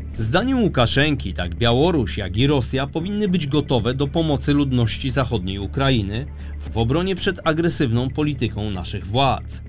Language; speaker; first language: Polish; native; Polish